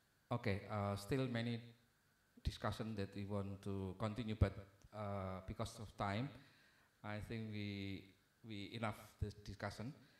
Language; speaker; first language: English; non-native, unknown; Indonesian